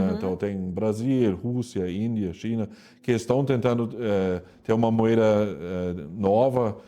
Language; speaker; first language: Portuguese; non-native, fluent; German